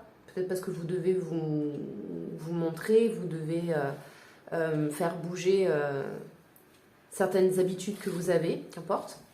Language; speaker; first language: French; native; French